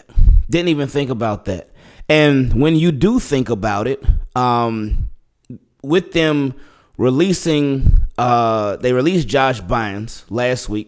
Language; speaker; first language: English; native; English